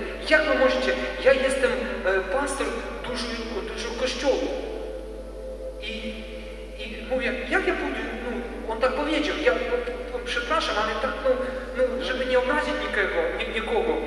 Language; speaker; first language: Polish; non-native, learner; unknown